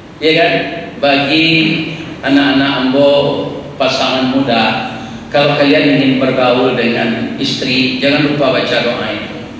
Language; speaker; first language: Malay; non-native, local second language; Minangkabau